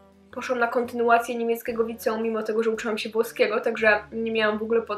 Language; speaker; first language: Polish; native; Polish